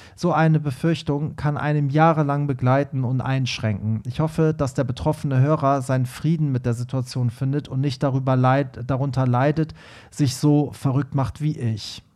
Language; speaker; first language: German; early bilingual, other home language; Persian